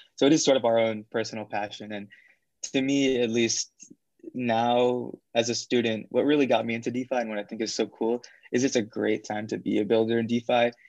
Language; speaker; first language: English; native; English